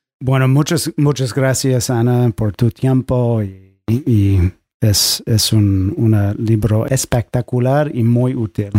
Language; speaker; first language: Spanish; non-native, fluent; English